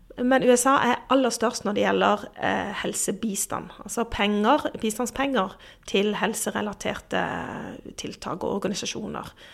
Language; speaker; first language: Norwegian; native; Norwegian